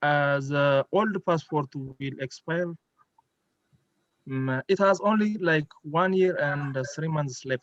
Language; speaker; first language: English; non-native, local second language; Amharic